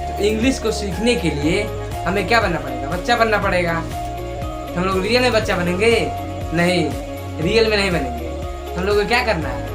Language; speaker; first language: Hindi; native; Hindi